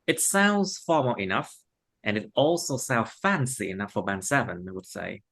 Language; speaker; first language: English; non-native, fluent; Vietnamese